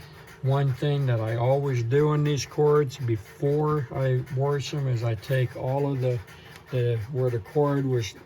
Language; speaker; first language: English; native; English